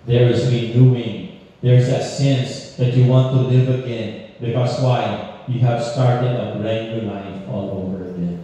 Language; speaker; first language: English; non-native, local second language; Filipino